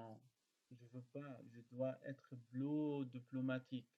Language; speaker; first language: French; non-native, learner; Arabic